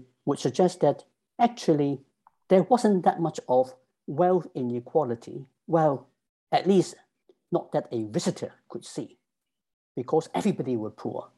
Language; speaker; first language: English; non-native, local second language; Cantonese